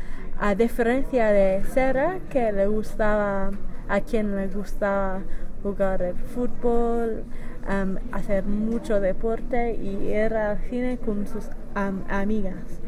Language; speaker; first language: Spanish; non-native, learner; English